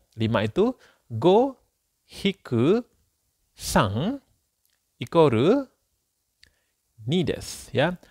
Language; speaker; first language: Indonesian; native; Indonesian